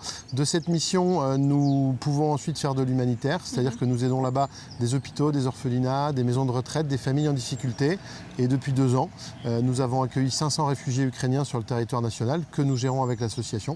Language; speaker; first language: French; native; French